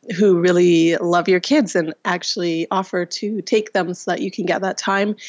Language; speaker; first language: English; non-native, fluent; Russian